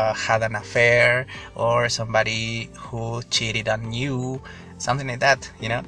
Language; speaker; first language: English; non-native, fluent; Spanish